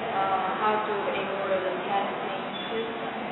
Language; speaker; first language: English; non-native, learner; Chinese